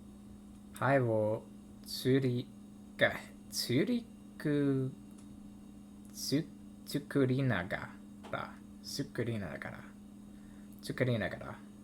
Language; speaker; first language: Japanese; non-native, learner; English